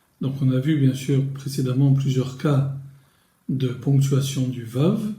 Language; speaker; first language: French; native; French